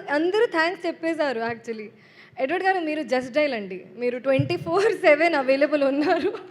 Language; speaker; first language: Telugu; non-native, learner; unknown